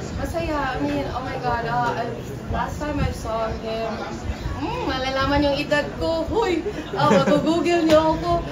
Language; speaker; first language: Filipino; non-native, local second language; Cebuano